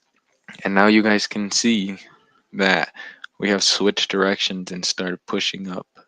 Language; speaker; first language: English; native; English